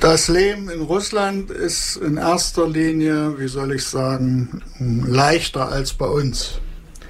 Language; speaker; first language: German; native; German